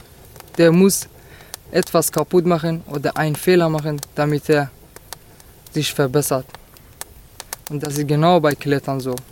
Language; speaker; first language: German; non-native, fluent; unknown